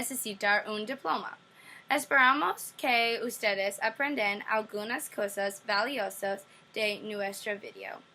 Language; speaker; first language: Spanish; non-native, learner; English